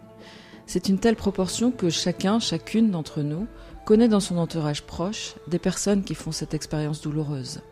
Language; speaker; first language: French; native; French